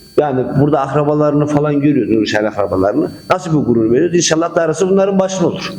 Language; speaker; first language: Turkish; native; Turkish